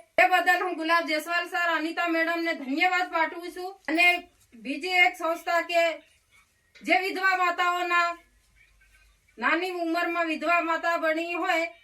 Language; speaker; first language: Gujarati; native; Gujarati